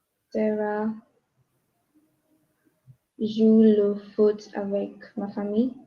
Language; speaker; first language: French; non-native, learner; English